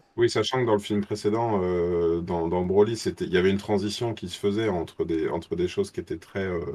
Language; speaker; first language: French; early bilingual, other home language; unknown